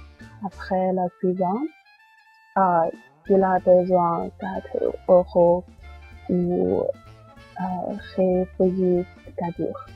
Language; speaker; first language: French; non-native, learner; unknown